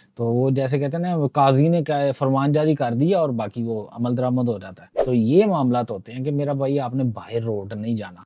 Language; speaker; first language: Urdu; non-native, local second language; Punjabi